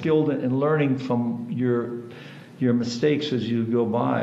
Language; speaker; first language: English; early bilingual, other home language; German